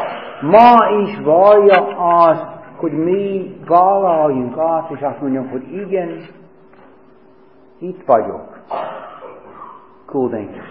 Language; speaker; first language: Hungarian; non-native, fluent; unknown